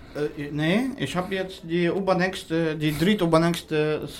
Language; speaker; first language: German; non-native, fluent; Russian